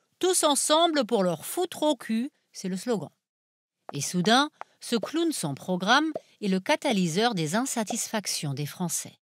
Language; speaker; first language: French; non-native, fluent; German